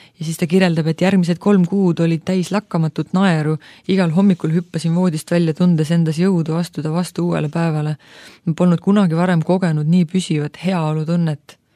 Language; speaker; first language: Estonian; native; Estonian